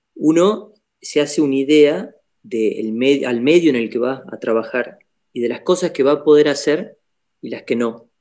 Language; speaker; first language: Spanish; native; Spanish